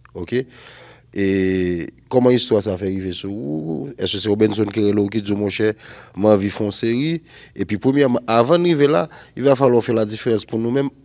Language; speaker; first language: French; non-native, local second language; Haitian Creole